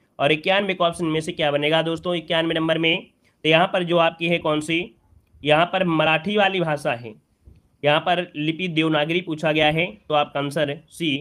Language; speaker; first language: Hindi; native; Hindi